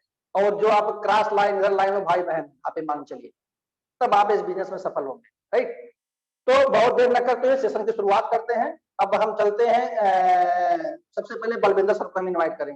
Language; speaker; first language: Hindi; native; Hindi